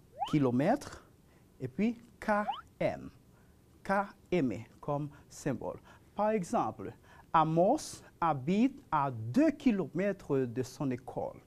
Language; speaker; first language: French; non-native, fluent; Spanish